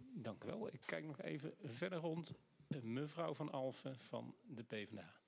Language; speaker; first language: Dutch; native; Dutch